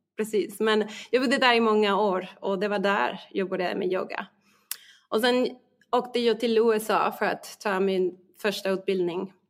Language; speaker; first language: Swedish; non-native, fluent; Spanish